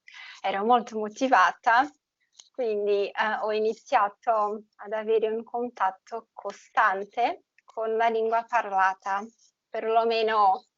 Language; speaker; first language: Italian; non-native, fluent; Portuguese